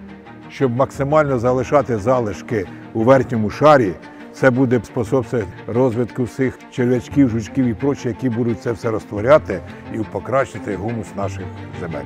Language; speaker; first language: Ukrainian; native; Ukrainian